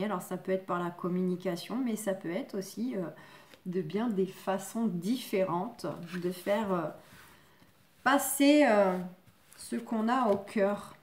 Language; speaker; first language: French; native; French